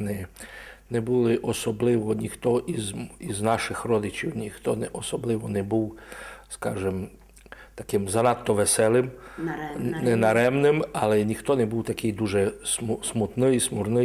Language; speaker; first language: Ukrainian; native; Ukrainian